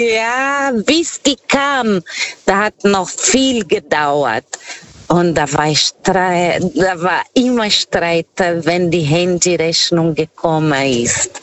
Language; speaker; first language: German; non-native, fluent; Portuguese